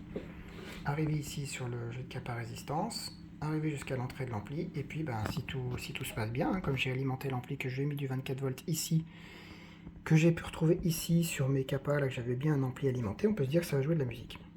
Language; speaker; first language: French; native; French